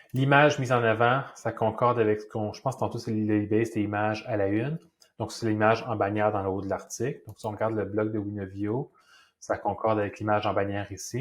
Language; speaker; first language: French; native; French